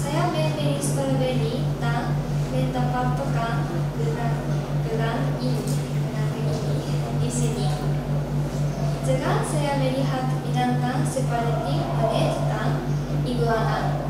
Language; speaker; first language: Indonesian; non-native, learner; Japanese